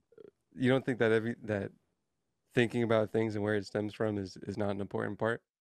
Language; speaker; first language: English; native; English